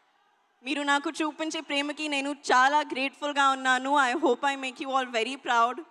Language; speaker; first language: Telugu; non-native, learner; Hindi